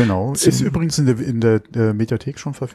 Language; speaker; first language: German; native; German